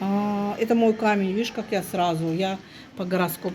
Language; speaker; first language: Russian; non-native, local second language; Azerbaijani